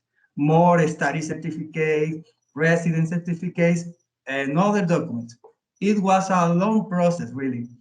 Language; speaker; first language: English; non-native, learner; Spanish